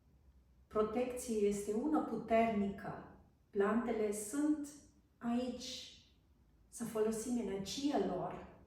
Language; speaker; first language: Romanian; non-native, fluent; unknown